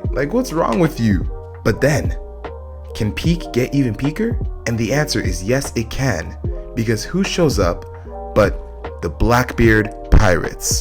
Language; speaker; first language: English; native; English